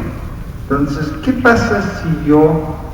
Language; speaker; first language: Spanish; non-native, fluent; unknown